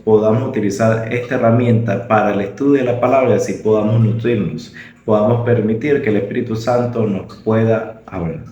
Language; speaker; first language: Spanish; native; Spanish